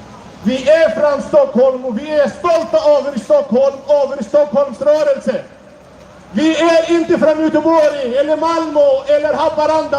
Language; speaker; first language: Swedish; non-native, fluent; Arabic